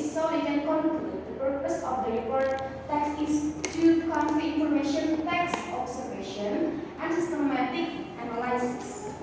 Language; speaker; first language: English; non-native, learner; Indonesian